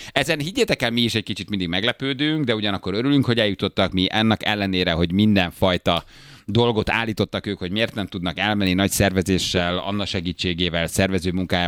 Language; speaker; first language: Hungarian; native; Hungarian